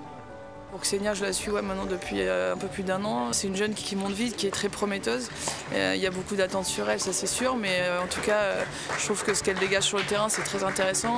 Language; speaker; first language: French; native; French